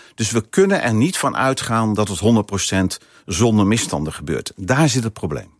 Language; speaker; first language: Dutch; native; Dutch